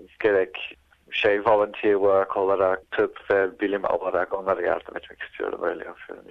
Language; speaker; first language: Turkish; early bilingual, heritage; Turkish